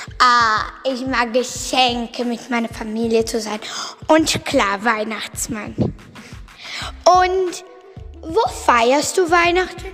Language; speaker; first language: German; non-native, learner; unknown